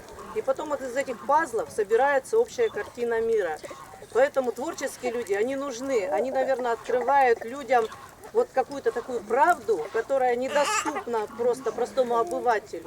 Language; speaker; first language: Russian; native; Russian